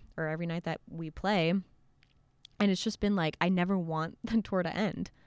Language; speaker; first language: English; native; English